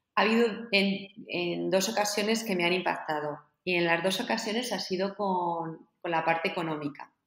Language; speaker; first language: Spanish; native; Spanish